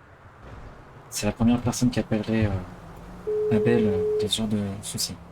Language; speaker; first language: French; native; French